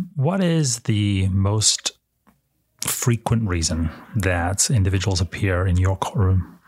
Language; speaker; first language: English; native; English